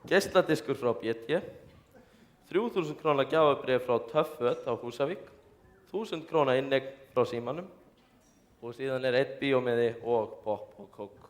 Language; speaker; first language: Icelandic; native; Icelandic